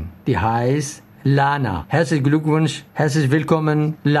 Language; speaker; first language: German; non-native, learner; Arabic